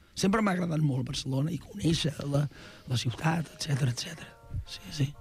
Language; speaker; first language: Catalan; native; Catalan